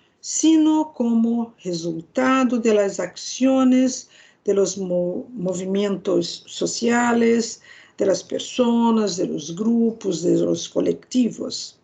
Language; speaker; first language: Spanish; non-native, fluent; Portuguese